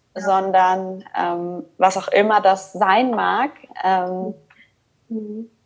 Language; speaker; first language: German; early bilingual, other home language; Croatian